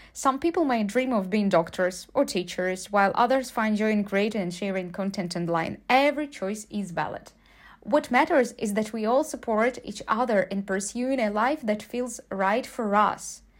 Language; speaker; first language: English; non-native, fluent; Ukrainian